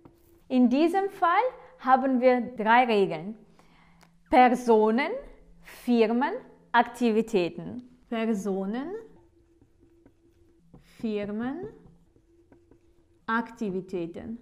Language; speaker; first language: German; non-native, fluent; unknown